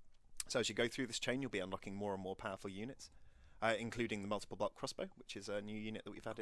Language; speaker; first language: English; native; English